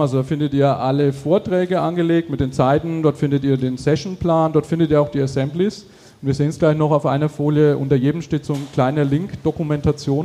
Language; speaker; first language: German; native; German